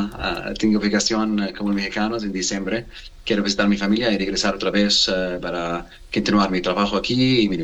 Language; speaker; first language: Spanish; non-native, learner; Arabic